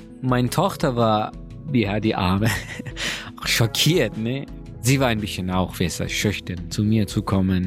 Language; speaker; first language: German; non-native, learner; Persian